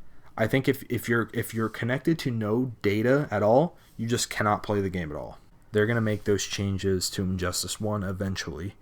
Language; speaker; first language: English; native; English